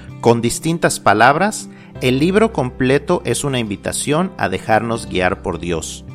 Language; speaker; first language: Spanish; native; Spanish